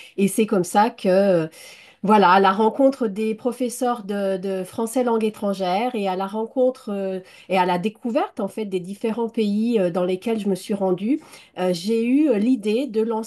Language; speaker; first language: French; native; French